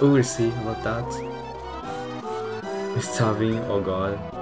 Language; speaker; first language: English; non-native, fluent; French